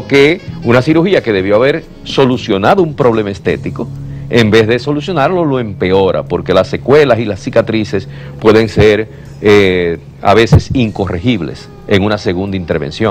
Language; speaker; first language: Spanish; native; Spanish